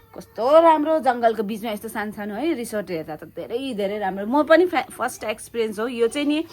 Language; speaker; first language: Nepali; native; Nepali